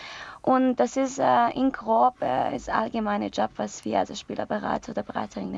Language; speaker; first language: German; non-native, learner; Persian